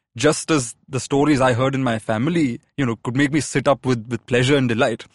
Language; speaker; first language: English; non-native, local second language; Malayalam